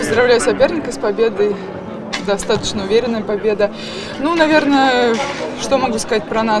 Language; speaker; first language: Russian; native; Russian